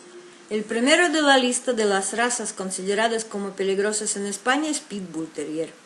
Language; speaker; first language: Spanish; non-native, fluent; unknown